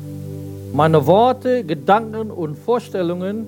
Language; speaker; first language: German; non-native, fluent; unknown